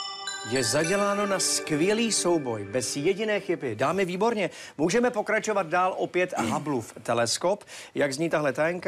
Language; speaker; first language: Czech; native; Czech